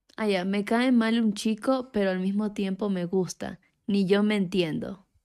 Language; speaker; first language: Spanish; native; Spanish